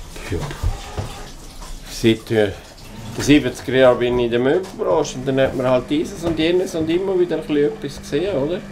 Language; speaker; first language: German; native; German